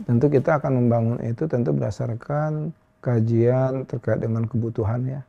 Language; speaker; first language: Indonesian; native; Indonesian